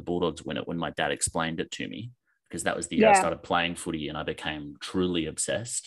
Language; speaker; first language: English; native; English